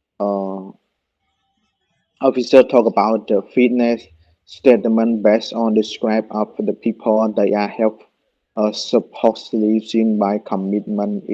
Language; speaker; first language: English; non-native, learner; Khmer